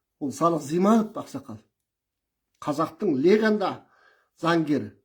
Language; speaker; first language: Kazakh; early bilingual, heritage; Kazakh